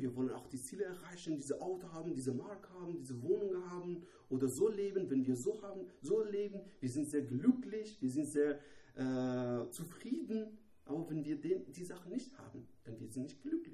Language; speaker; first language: German; non-native, learner; Persian